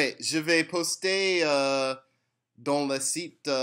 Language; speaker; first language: French; non-native, learner; English